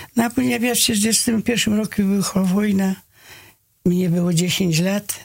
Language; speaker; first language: Polish; early bilingual, heritage; Polish